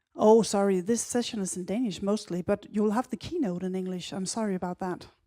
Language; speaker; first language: English; non-native, fluent; Danish